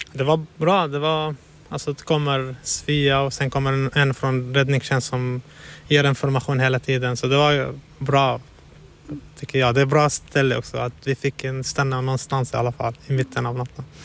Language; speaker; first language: Swedish; non-native, fluent; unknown